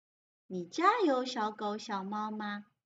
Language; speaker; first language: Chinese; non-native, learner; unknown